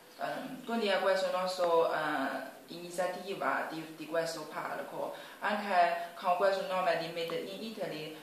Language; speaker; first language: Italian; non-native, learner; Chinese